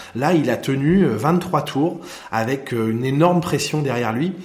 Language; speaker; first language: French; native; French